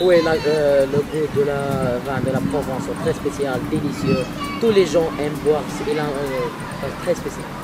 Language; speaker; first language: French; non-native, learner; English